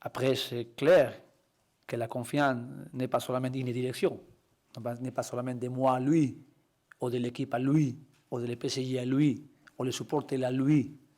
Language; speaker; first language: French; non-native, learner; Spanish